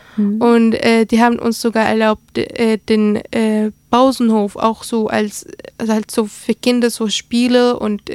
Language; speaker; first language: German; early bilingual, other home language; Arabic